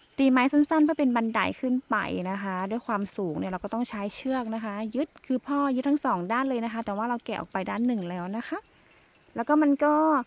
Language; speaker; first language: Thai; non-native, local second language; Karen languages